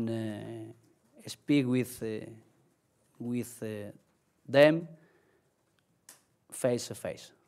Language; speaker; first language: English; non-native, learner; Spanish